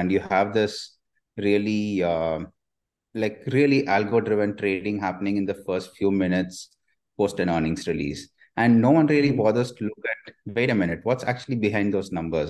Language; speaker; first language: English; non-native, local second language; Tamil